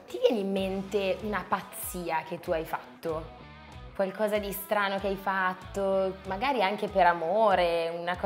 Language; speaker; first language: Italian; native; Italian